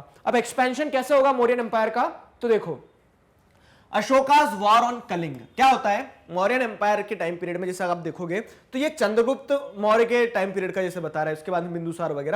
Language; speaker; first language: Hindi; native; Hindi